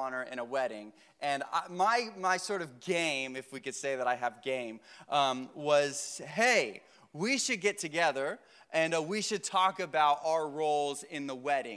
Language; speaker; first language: English; native; English